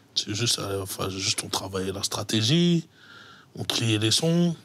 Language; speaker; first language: French; native; French